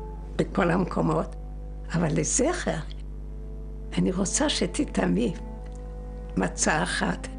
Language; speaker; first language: Hebrew; non-native, fluent; Yiddish